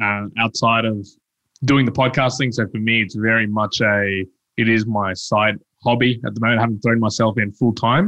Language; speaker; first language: English; early bilingual, other home language; Spanish